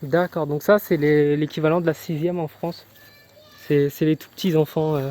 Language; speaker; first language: French; native; French